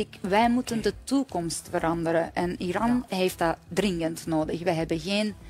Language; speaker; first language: Dutch; non-native, fluent; Persian